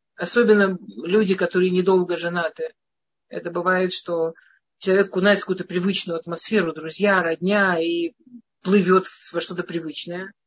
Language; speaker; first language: Russian; early bilingual, heritage; Russian